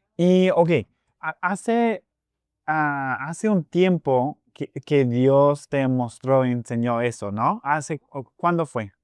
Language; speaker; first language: Spanish; non-native, fluent; English